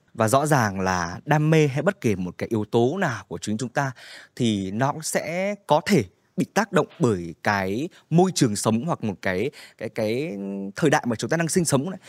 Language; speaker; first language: Vietnamese; native; Vietnamese